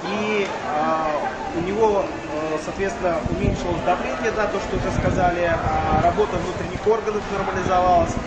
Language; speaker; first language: Russian; native; Russian